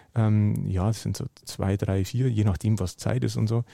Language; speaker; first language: German; native; German